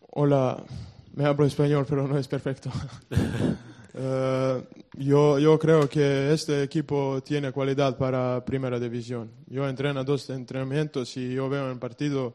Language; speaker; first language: Spanish; non-native, learner; Serbian